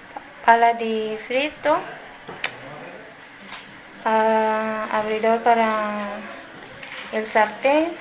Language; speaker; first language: Spanish; non-native, learner; Filipino